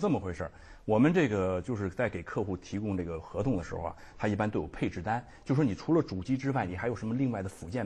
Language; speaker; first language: Chinese; native; Chinese